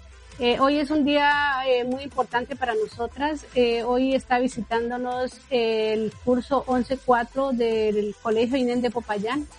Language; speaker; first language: Spanish; native; Spanish